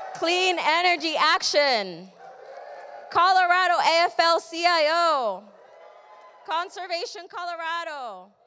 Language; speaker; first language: English; early bilingual, other home language; Spanish